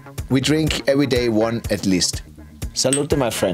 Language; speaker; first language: English; non-native, fluent; German